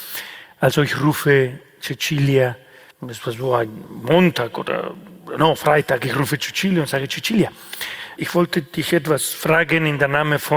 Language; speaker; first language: German; non-native, fluent; Spanish